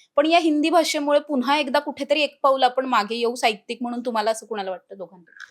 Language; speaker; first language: Marathi; native; Marathi